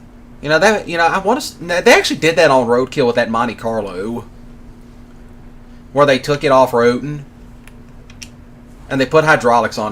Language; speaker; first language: English; native; English